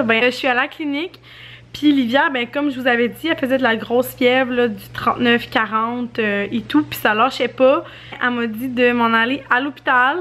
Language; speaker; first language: French; native; French